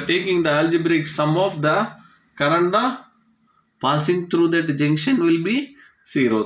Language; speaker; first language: English; non-native, local second language; Tamil